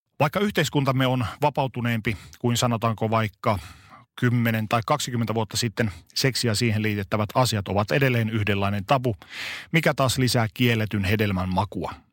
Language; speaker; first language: Finnish; native; Finnish